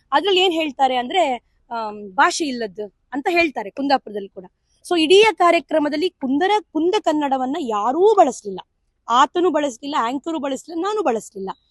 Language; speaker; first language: Kannada; non-native, local second language; Tulu